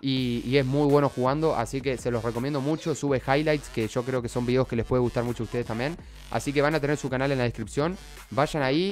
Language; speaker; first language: Spanish; native; Spanish